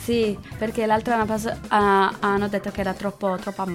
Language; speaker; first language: Italian; non-native, learner; English